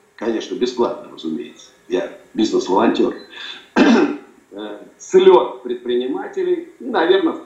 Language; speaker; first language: Russian; native; Russian